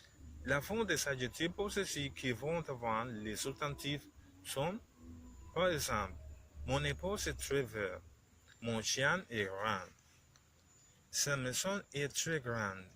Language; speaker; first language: French; non-native, learner; Spanish